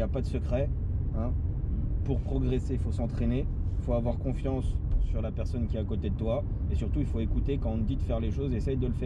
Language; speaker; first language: French; native; French